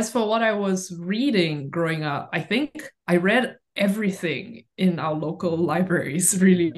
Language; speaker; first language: English; native; English